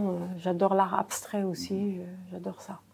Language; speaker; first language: French; non-native, local second language; Arabic